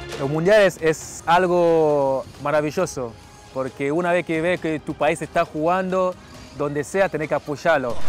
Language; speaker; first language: Spanish; non-native, fluent; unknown